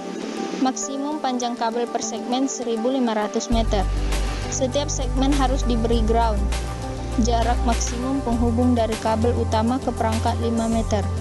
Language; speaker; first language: Indonesian; native; Indonesian